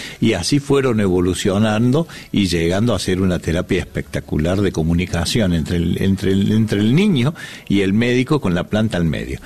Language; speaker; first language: Spanish; native; Spanish